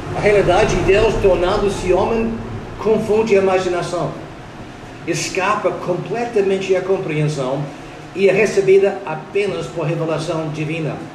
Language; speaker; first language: Portuguese; non-native, fluent; English